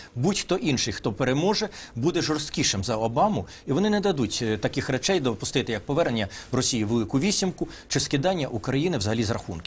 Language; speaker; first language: Ukrainian; native; Ukrainian